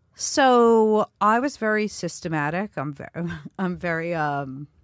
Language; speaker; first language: English; native; English